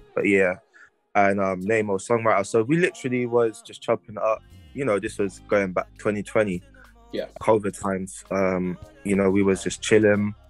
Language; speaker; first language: English; native; English